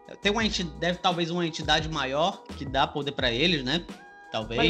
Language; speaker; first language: Portuguese; native; Portuguese